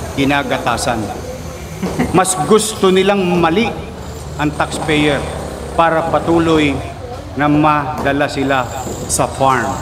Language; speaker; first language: Filipino; native; Filipino